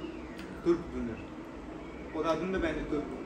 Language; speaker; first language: Turkish; non-native, learner; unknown